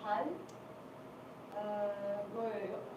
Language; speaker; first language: Korean; non-native, learner; Arabic